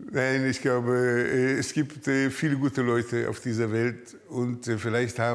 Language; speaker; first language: German; early bilingual, heritage; German